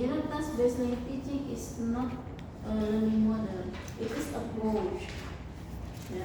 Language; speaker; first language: English; non-native, fluent; Indonesian